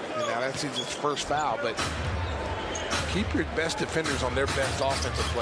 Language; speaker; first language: English; native; English